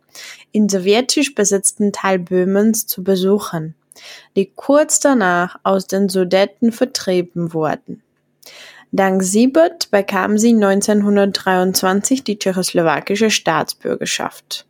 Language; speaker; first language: German; non-native, fluent; Czech